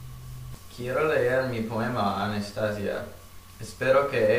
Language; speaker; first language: Spanish; non-native, learner; English